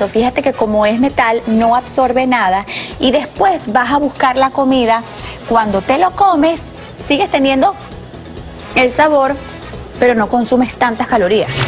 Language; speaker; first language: Spanish; native; Spanish